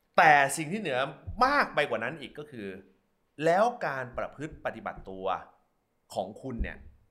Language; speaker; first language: Thai; native; Thai